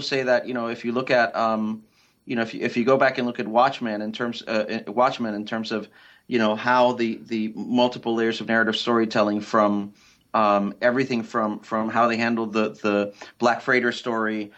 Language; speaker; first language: English; early bilingual, other home language; Spanish